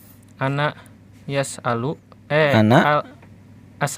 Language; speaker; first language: Arabic; non-native, learner; Indonesian